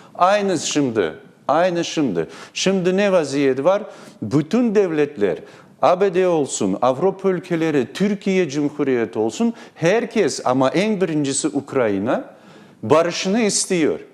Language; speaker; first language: Turkish; non-native, learner; Crimean Tatar